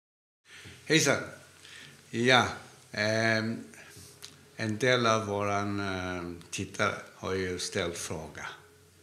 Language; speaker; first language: Swedish; non-native, fluent; Cantonese